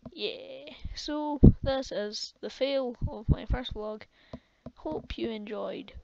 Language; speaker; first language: English; native; English